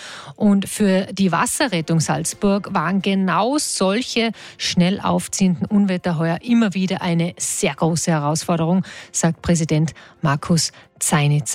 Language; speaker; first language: German; native; German